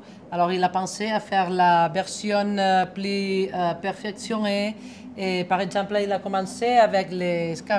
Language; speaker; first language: French; non-native, fluent; Spanish